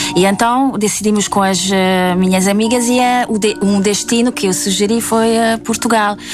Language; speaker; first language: Portuguese; non-native, fluent; Hungarian